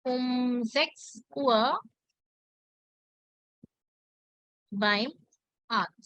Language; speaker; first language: German; non-native, learner; Hindi